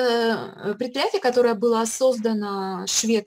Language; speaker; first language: Russian; native; Russian